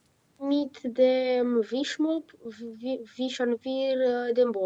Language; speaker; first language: German; non-native, learner; Romanian